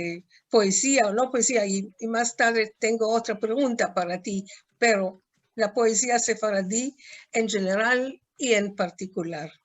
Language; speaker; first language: Spanish; non-native, fluent; Hebrew